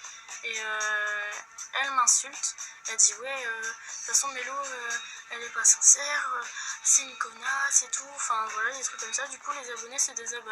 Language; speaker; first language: French; native; French